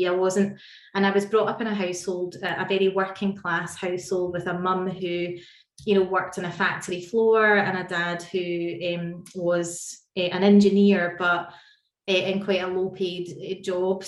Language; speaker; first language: English; native; English